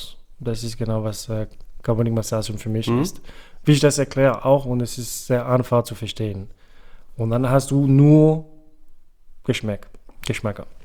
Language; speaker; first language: German; non-native, fluent; French